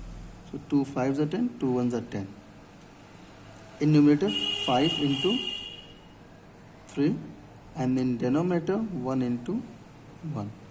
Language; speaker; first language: English; non-native, local second language; Hindi